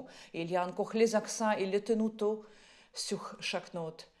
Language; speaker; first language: French; non-native, fluent; Russian